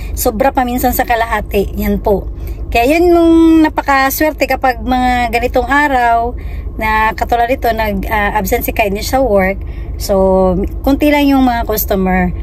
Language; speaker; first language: Filipino; non-native, local second language; Cebuano